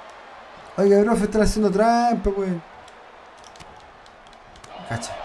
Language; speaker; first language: Spanish; native; Spanish